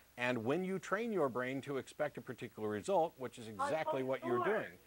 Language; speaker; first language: English; native; English